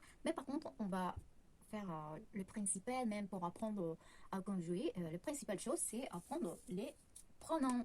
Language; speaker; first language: French; non-native, fluent; Spanish